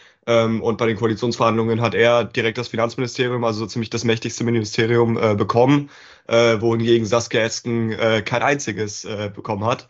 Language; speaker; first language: German; native; German